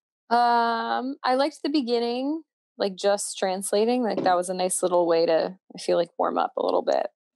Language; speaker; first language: English; native; English